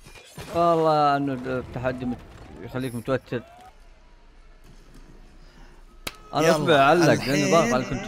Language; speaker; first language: Arabic; native; Arabic